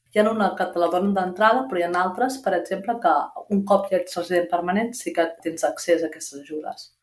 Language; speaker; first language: Catalan; native; Catalan